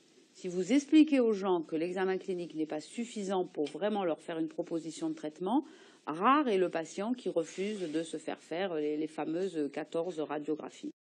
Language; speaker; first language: French; native; French